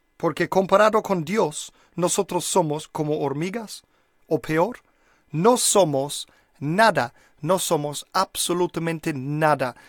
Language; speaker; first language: Spanish; non-native, fluent; English